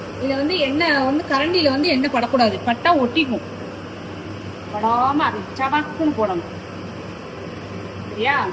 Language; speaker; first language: Tamil; native; Tamil